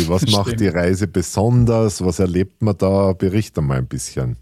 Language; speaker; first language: German; native; German